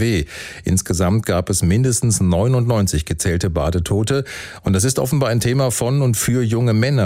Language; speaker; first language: German; native; German